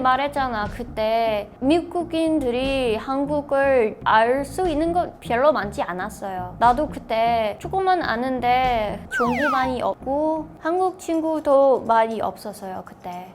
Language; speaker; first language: Korean; non-native, learner; English